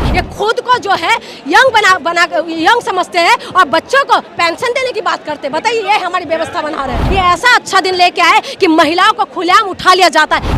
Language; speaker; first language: Hindi; non-native, local second language; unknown